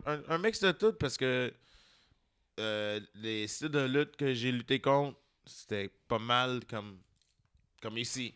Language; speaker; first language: French; native; French